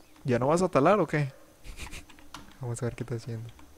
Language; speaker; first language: Spanish; native; Spanish